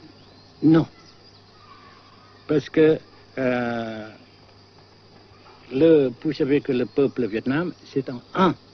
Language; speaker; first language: French; non-native, local second language; Vietnamese